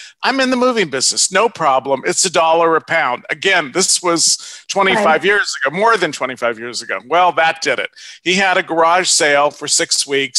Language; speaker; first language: English; native; English